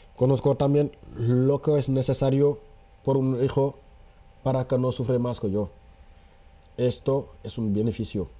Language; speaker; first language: Spanish; non-native, fluent; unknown